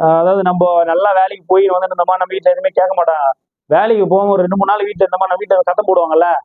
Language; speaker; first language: Tamil; native; Tamil